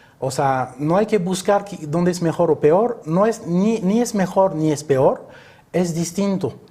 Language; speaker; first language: Spanish; early bilingual, other home language; French